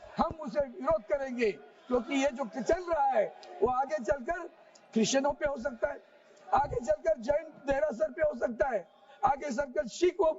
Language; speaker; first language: Hindi; non-native, local second language; Marathi